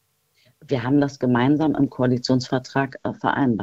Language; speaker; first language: German; early bilingual, other home language; Turkish